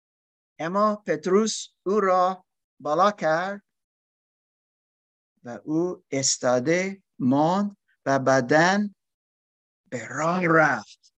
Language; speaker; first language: Persian; non-native, learner; English